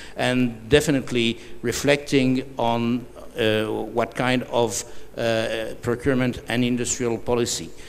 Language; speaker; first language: English; non-native, fluent; French